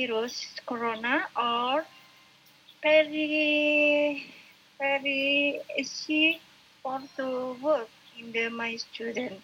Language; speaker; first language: English; non-native, local second language; Indonesian